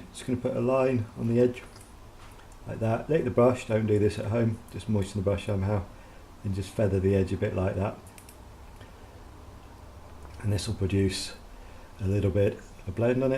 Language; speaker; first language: English; native; English